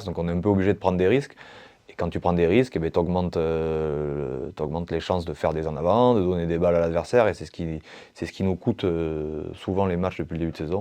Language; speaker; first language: French; native; French